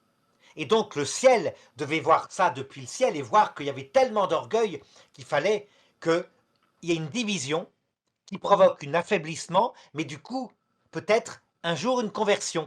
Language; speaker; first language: French; native; French